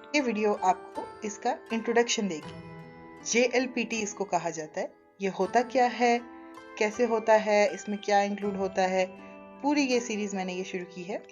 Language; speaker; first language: Urdu; native; Urdu